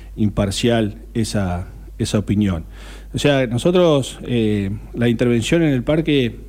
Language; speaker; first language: Spanish; native; Spanish